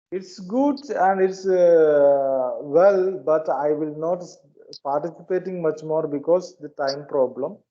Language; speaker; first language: English; non-native, learner; Malayalam